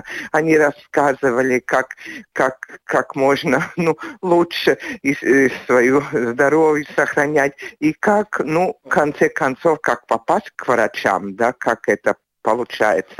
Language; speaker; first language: Russian; non-native, local second language; Latvian